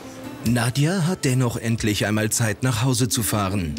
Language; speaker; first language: German; native; German